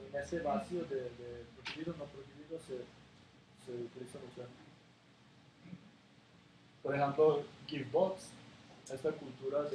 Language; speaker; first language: Spanish; non-native, learner; Serbian